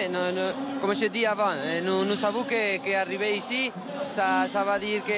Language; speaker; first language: French; non-native, learner; Spanish